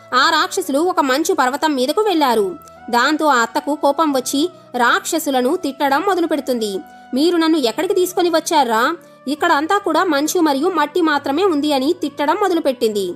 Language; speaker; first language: Telugu; native; Telugu